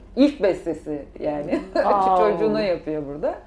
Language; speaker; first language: Turkish; native; Turkish